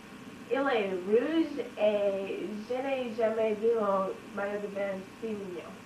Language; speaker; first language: French; non-native, learner; English